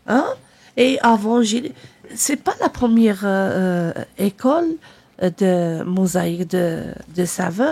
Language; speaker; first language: French; non-native, learner; Arabic